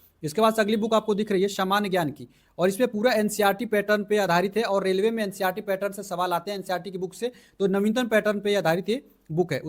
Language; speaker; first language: Hindi; native; Hindi